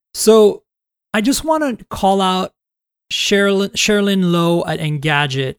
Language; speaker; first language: English; non-native, fluent; French